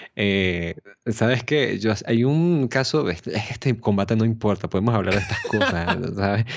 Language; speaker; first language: Spanish; native; Spanish